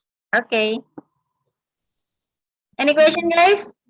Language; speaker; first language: English; non-native, fluent; Indonesian